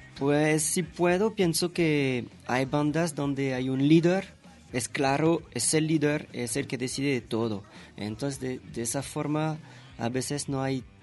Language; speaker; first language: Spanish; non-native, fluent; French